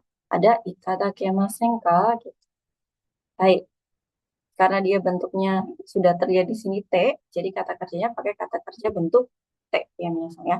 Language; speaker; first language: Indonesian; native; Indonesian